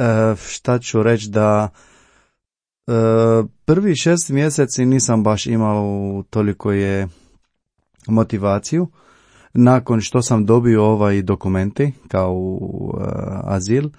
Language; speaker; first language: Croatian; non-native, learner; Arabic